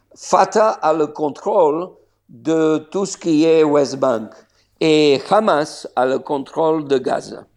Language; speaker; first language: French; non-native, fluent; Slovenian